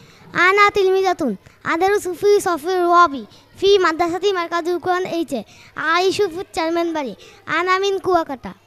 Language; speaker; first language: Arabic; non-native, learner; Bangla